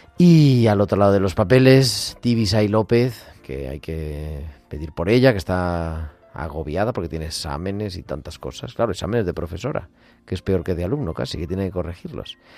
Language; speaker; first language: Spanish; native; Spanish